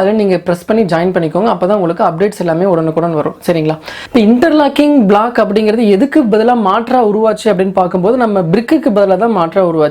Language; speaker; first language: Tamil; native; Tamil